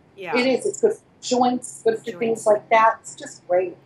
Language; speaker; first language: English; native; English